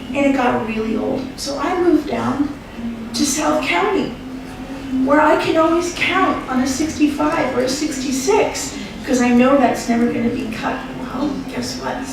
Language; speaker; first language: English; native; English